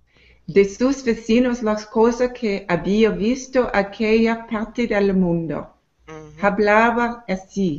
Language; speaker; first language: Spanish; non-native, learner; English